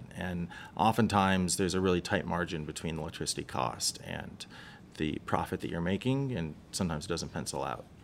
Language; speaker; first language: English; native; English